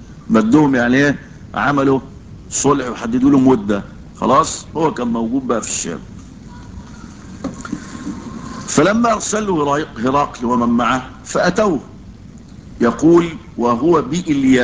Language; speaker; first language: Arabic; native; Arabic